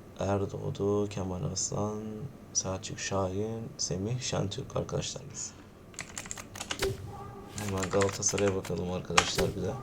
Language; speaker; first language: Turkish; native; Turkish